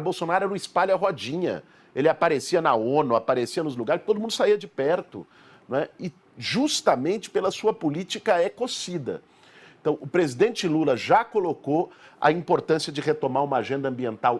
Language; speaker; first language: Portuguese; native; Portuguese